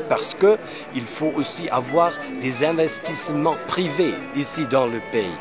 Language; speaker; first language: French; non-native, fluent; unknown